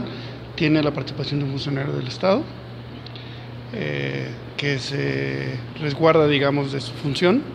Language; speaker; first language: Spanish; native; Spanish